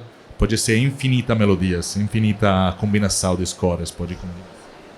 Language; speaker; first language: Portuguese; non-native, learner; Italian